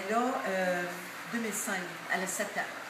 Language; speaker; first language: French; native; French